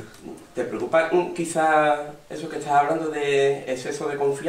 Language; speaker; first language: Spanish; native; Spanish